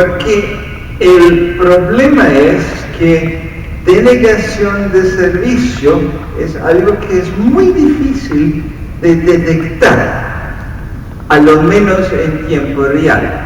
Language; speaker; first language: Spanish; non-native, fluent; English